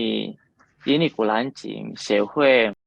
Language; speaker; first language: Chinese; non-native, learner; Indonesian